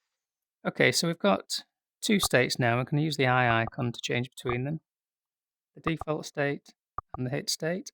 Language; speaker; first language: English; native; English